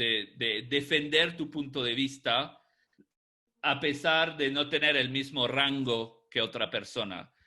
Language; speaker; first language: Spanish; non-native, fluent; English